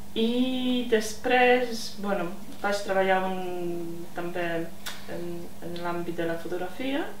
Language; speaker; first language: Catalan; non-native, fluent; Polish